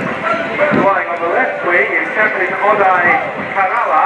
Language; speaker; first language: English; native; English